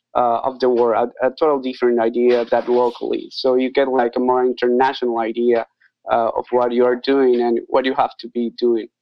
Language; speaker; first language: English; non-native, learner; Spanish